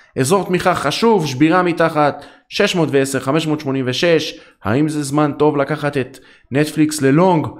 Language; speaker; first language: Hebrew; native; Hebrew